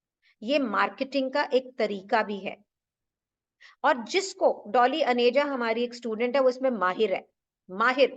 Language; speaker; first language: Hindi; native; Hindi